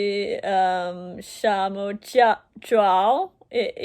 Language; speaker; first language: Portuguese; non-native, learner; German